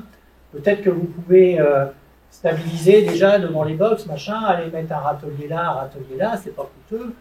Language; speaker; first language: French; native; French